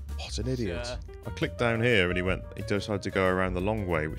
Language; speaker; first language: English; native; English